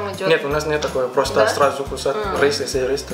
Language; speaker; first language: Russian; non-native, learner; Indonesian